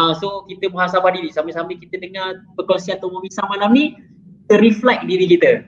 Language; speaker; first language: Malay; native; Malay